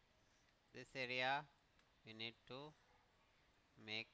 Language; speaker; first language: English; non-native, local second language; Hindi